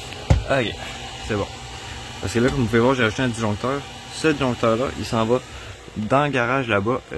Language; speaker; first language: French; native; French